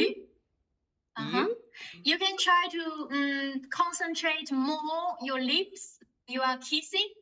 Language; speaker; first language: English; non-native, fluent; Chinese